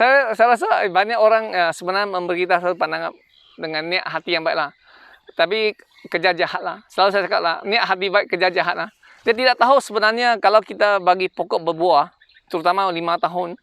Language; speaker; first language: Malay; non-native, local second language; Chinese